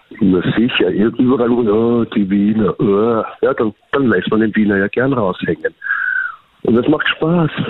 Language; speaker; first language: German; native; German